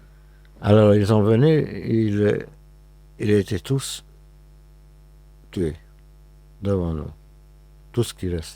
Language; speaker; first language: French; non-native, fluent; Hungarian